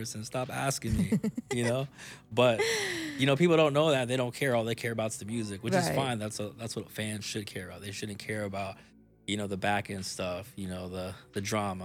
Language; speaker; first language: English; native; English